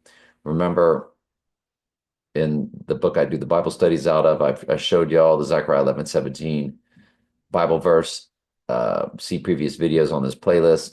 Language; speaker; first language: English; native; English